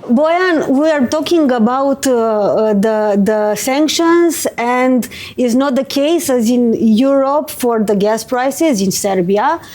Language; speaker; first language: English; non-native, fluent; Romanian